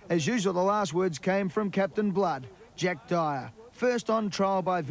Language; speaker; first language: English; native; English